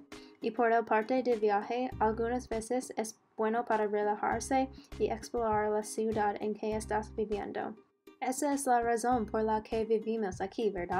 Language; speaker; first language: Spanish; non-native, learner; English